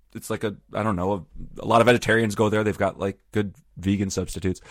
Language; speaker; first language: English; native; English